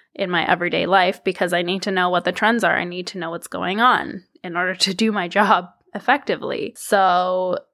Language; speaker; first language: English; native; English